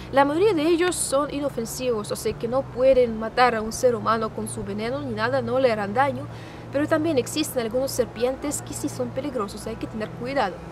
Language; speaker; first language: Spanish; non-native, fluent; Russian